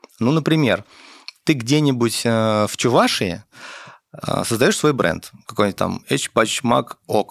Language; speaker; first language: Russian; native; Russian